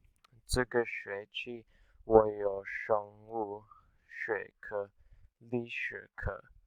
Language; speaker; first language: Chinese; non-native, learner; English